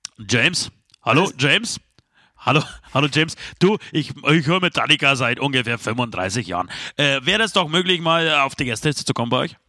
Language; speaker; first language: German; early bilingual, other home language; Polish